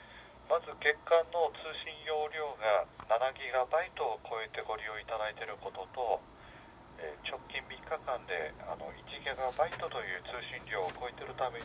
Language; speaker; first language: Japanese; native; Japanese